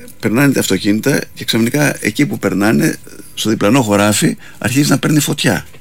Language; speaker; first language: Greek; native; Greek